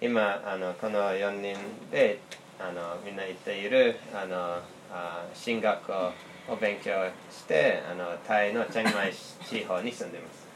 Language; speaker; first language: Japanese; non-native, fluent; English